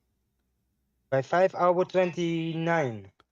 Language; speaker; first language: English; non-native, fluent; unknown